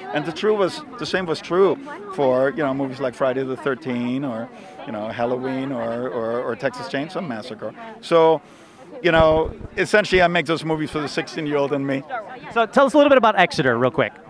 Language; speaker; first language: English; non-native, fluent; German